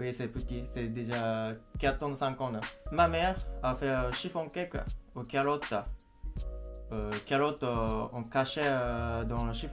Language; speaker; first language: French; non-native, learner; Japanese